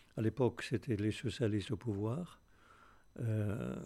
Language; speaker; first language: French; non-native, fluent; Afrikaans